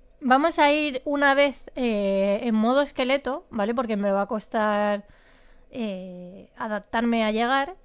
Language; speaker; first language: Spanish; native; Spanish